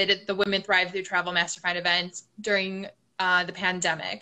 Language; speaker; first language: English; native; English